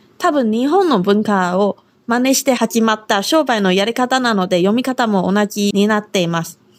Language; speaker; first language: Japanese; non-native, fluent; Chinese